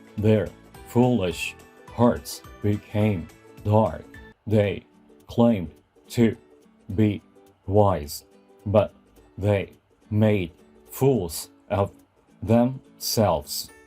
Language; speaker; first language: English; non-native, fluent; Korean